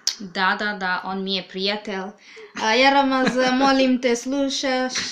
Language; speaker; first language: Serbian; non-native, learner; Swahili